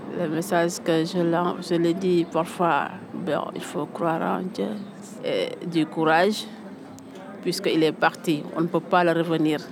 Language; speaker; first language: French; non-native, local second language; Fula